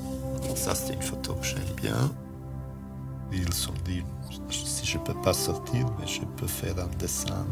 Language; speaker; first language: French; non-native, fluent; Bosnian